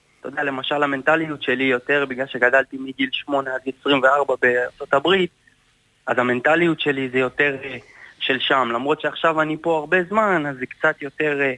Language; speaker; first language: Hebrew; early bilingual, heritage; Hebrew